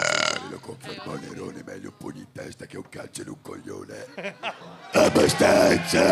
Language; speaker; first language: Italian; native; Italian